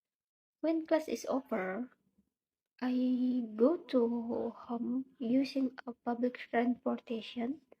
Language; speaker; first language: English; non-native, learner; Indonesian